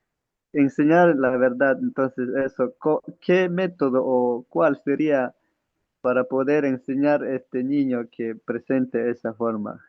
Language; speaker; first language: Spanish; non-native, local second language; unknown